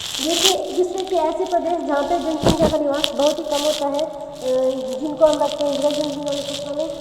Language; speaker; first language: Hindi; native; Hindi